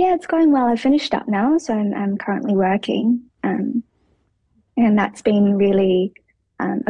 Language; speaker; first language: English; native; English